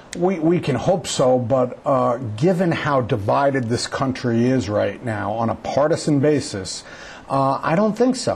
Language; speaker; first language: English; native; English